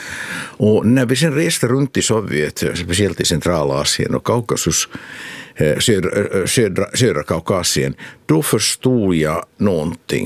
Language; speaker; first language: Swedish; non-native, local second language; Finnish